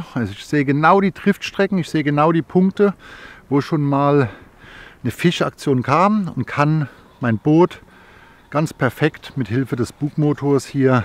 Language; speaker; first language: German; native; German